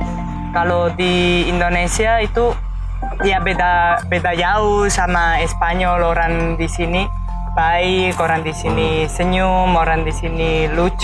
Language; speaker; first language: Indonesian; non-native, fluent; Spanish